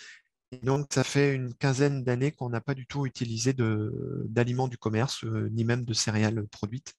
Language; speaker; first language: French; native; French